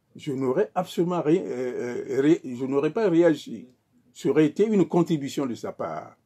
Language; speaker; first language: French; non-native, local second language; Sango